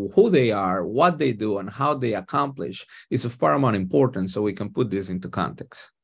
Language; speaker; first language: English; non-native, fluent; Spanish